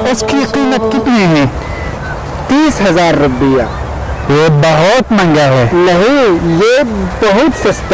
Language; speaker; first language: Hindi; non-native, fluent; Arabic